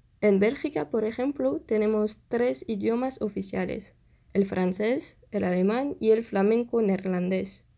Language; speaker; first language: Spanish; non-native, fluent; French